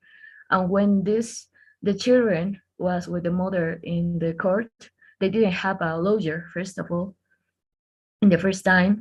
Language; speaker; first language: English; non-native, learner; Spanish